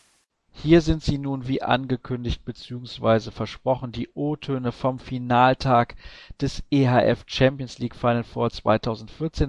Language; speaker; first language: German; native; German